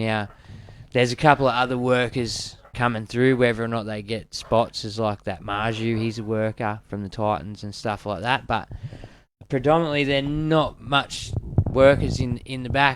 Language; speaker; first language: English; native; English